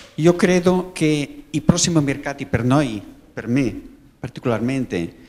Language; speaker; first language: Italian; non-native, learner; Spanish